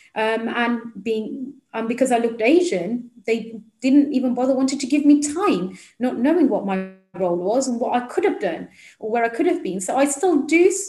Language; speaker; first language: English; native; English